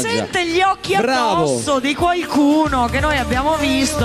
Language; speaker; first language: Italian; native; Italian